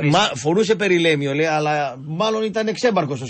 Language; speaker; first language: Greek; native; Greek